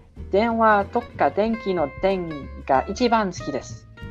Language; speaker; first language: Japanese; non-native, learner; English